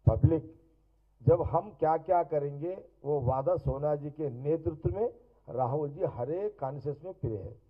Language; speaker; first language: Hindi; non-native, local second language; Telugu